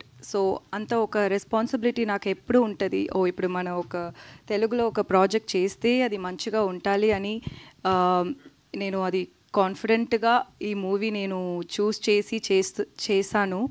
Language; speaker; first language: Telugu; non-native, learner; Tamil